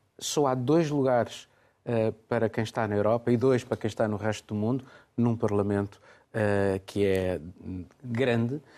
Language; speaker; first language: Portuguese; native; Portuguese